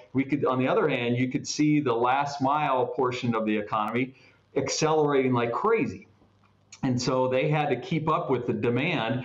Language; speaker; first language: English; native; English